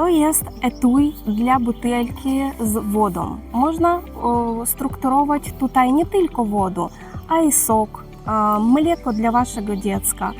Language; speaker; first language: Polish; non-native, learner; Ukrainian